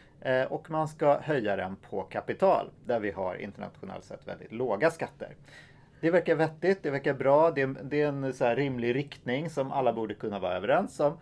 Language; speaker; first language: Swedish; native; Swedish